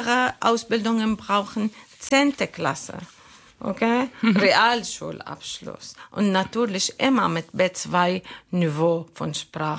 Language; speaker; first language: German; non-native, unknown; Arabic